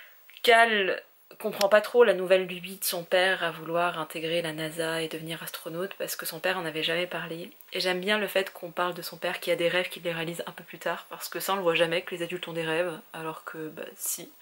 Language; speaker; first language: French; native; French